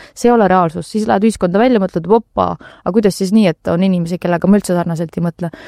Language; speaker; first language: Estonian; non-native, local second language; Russian